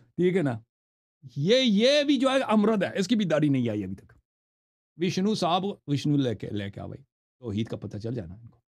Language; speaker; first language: Urdu; non-native, fluent; Persian